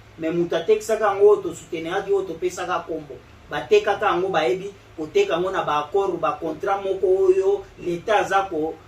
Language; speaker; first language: Lingala; non-native, local second language; Swahili